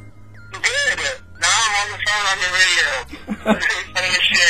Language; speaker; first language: English; native; English